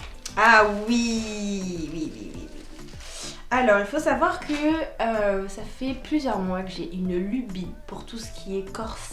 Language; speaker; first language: French; native; French